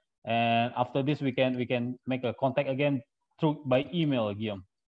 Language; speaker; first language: English; non-native, fluent; Indonesian